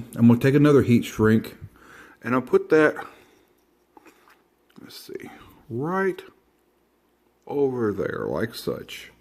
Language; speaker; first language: English; native; English